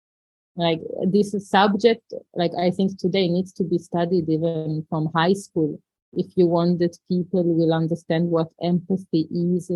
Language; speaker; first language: English; non-native, fluent; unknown